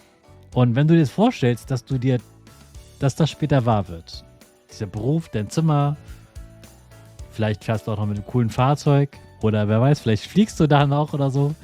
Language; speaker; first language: German; native; German